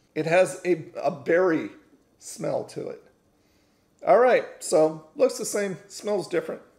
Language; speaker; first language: English; native; English